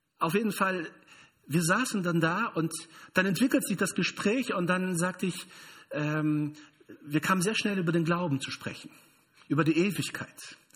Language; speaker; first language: German; non-native, fluent; Portuguese